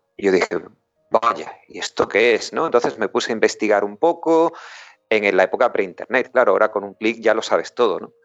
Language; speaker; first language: Spanish; native; Spanish